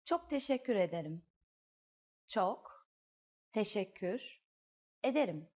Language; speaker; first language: Turkish; native; Turkish